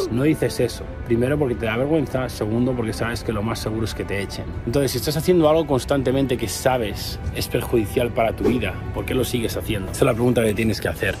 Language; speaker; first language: Spanish; native; Spanish